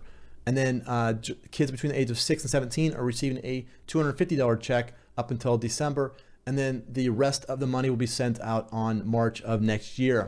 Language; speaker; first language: English; native; English